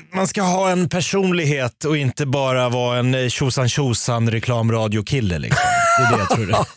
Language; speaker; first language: Swedish; native; Swedish